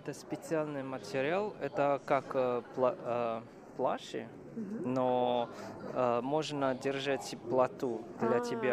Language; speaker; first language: Russian; non-native, fluent; Chinese